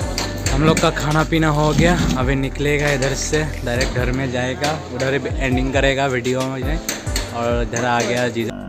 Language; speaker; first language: Hindi; non-native, local second language; Assamese